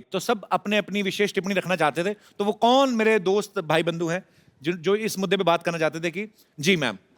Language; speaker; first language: Hindi; non-native, local second language; Punjabi